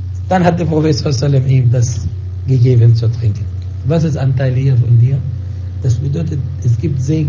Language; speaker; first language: German; non-native, fluent; Arabic